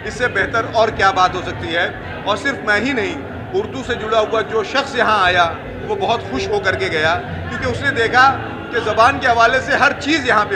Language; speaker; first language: Hindi; native; Hindi